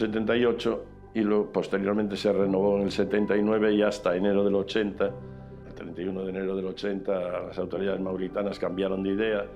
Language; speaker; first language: Spanish; native; Spanish